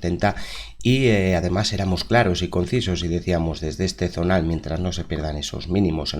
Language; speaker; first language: Spanish; native; Spanish